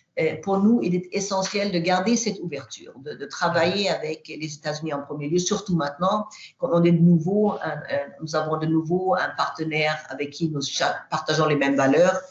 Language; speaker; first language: French; non-native, fluent; Swedish